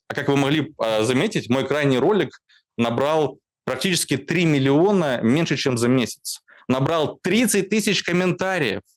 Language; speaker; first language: Russian; native; Russian